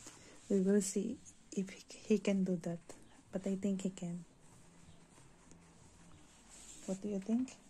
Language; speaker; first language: English; non-native, fluent; Filipino